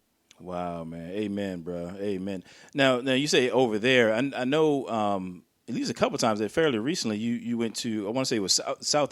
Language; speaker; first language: English; native; English